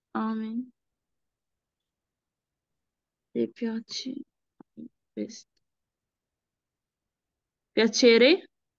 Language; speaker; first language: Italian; non-native, learner; Arabic